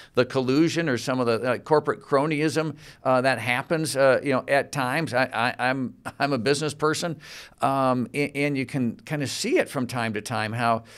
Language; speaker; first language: English; native; English